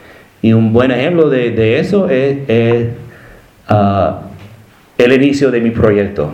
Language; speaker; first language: Spanish; non-native, learner; English